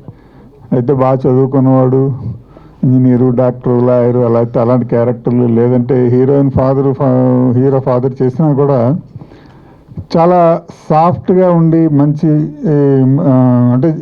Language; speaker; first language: Telugu; native; Telugu